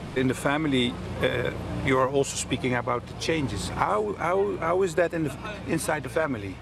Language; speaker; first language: English; non-native, fluent; Dutch